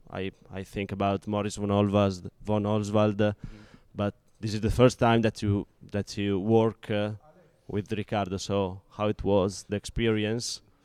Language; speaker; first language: English; non-native, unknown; Italian